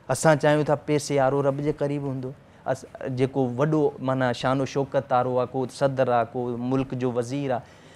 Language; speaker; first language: Sindhi; native; Sindhi